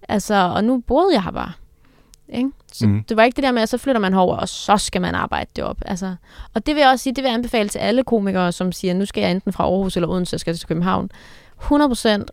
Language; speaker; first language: Danish; native; Danish